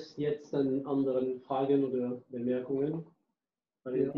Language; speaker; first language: German; non-native, learner; French